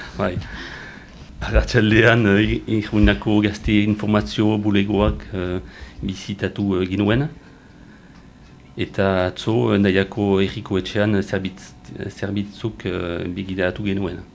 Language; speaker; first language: Basque; non-native, learner; French